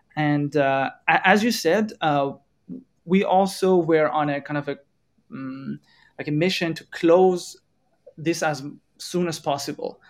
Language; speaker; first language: English; non-native, fluent; Persian